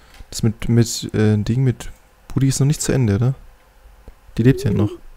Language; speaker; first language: German; native; German